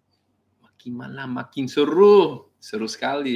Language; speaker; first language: Indonesian; non-native, learner; English